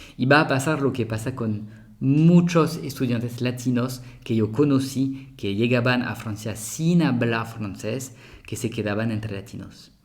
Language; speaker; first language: Spanish; non-native, fluent; French